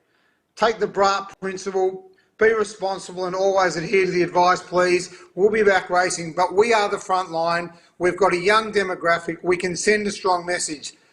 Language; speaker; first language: English; native; English